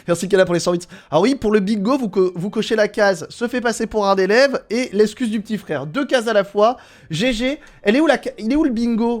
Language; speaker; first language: French; native; French